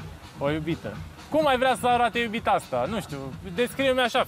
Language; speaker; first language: Romanian; native; Romanian